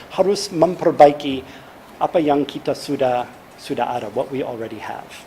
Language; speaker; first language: Indonesian; non-native, fluent; English